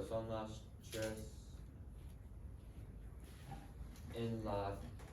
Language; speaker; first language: Spanish; non-native, learner; English